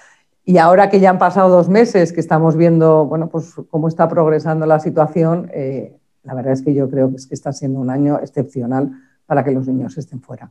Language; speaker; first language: Spanish; native; Spanish